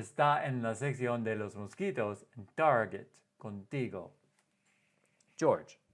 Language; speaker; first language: Spanish; non-native, fluent; English